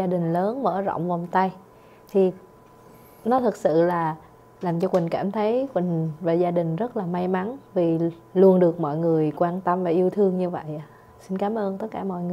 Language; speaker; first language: Vietnamese; native; Vietnamese